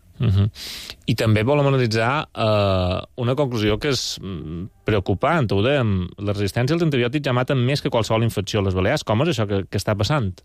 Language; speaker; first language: Catalan; native; Catalan